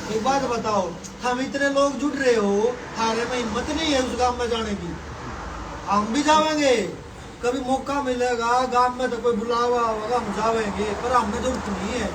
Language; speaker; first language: Hindi; native; Hindi